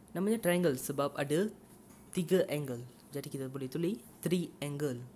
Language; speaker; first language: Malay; non-native, local second language; Tamil